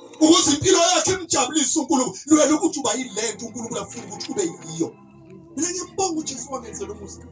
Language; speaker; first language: Zulu; native; Zulu